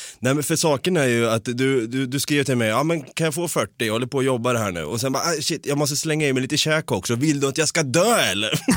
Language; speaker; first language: Swedish; native; Swedish